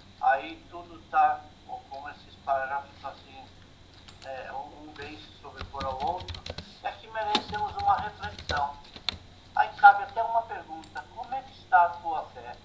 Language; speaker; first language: Portuguese; native; Portuguese